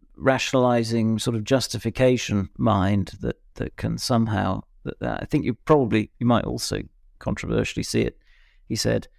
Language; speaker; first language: English; native; English